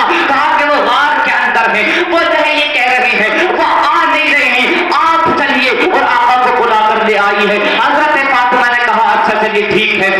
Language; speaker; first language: Urdu; native; Urdu